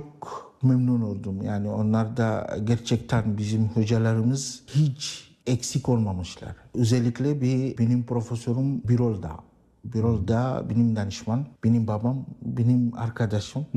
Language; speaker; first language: Turkish; non-native, learner; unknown